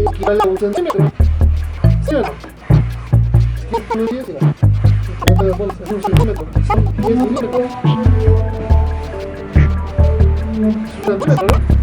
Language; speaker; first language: Spanish; native; Spanish